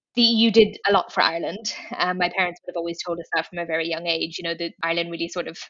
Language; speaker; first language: English; native; English